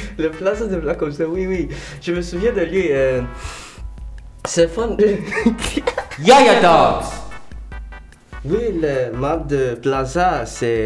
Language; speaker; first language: French; non-native, local second language; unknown